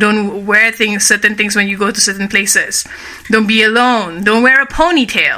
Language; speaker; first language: English; native; English